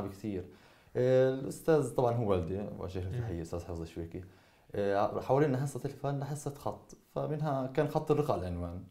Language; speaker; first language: Arabic; native; Arabic